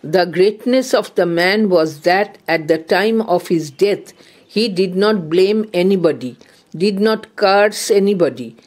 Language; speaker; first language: English; non-native, local second language; Bangla